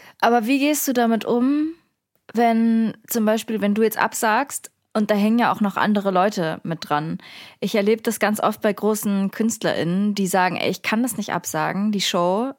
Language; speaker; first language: German; native; German